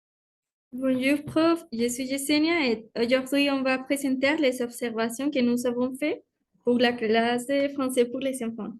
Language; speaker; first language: French; non-native, learner; Spanish